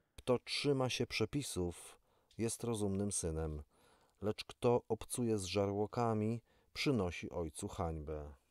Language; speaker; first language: Polish; native; Polish